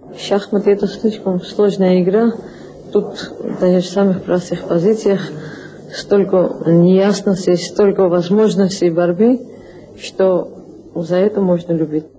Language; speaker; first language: Russian; non-native, local second language; Georgian